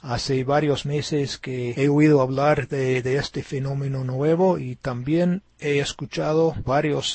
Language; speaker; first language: Spanish; non-native, fluent; English